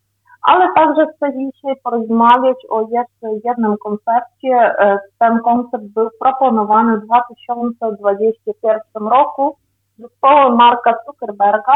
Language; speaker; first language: Polish; non-native, fluent; Ukrainian